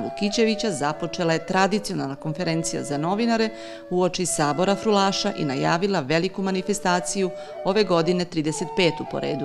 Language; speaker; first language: Serbian; native; Serbian